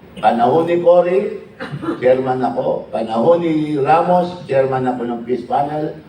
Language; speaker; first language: Filipino; non-native, local second language; Iloko